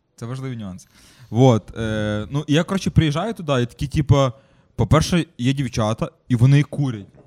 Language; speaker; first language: Ukrainian; native; Ukrainian